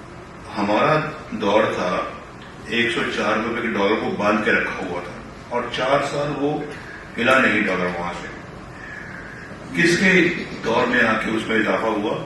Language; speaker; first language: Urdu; non-native, local second language; Punjabi